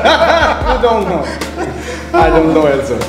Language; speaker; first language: English; non-native, fluent; German